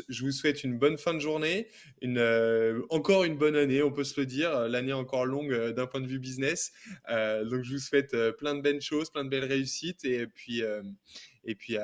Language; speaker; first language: French; native; French